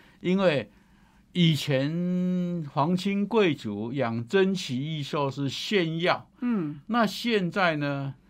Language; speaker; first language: Chinese; native; Chinese